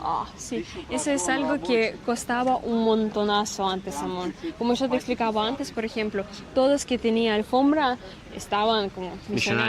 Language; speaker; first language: Spanish; non-native, fluent; Russian